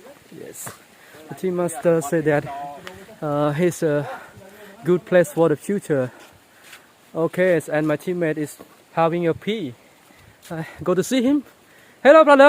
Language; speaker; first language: English; non-native, local second language; Khmer